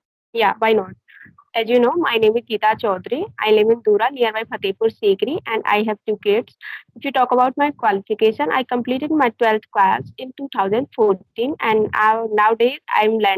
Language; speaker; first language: English; non-native, learner; Hindi